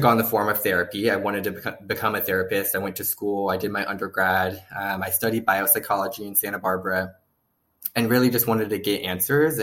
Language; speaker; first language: English; native; English